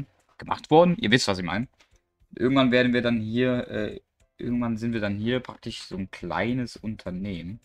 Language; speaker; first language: German; native; German